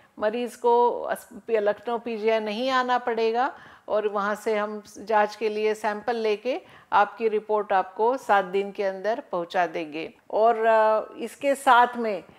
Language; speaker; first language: Hindi; non-native, local second language; Marathi